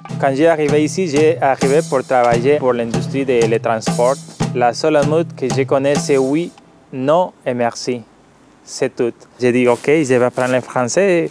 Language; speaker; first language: French; non-native, learner; Spanish